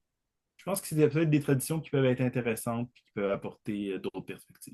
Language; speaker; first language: French; native; French